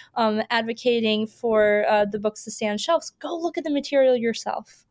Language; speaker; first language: English; native; English